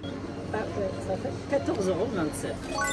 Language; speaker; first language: French; native; French